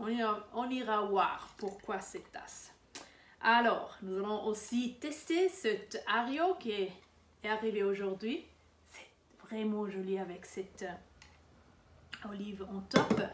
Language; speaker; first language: French; non-native, learner; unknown